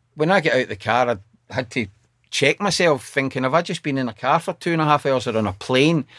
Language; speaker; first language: English; native; English